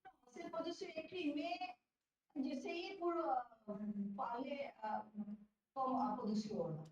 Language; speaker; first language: French; non-native, learner; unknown